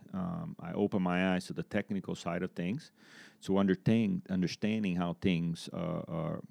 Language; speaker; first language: English; non-native, fluent; Portuguese